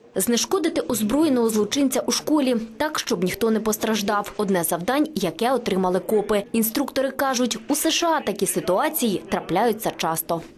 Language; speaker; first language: Ukrainian; native; Ukrainian